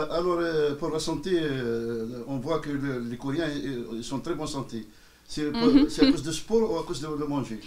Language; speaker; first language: French; non-native, local second language; Arabic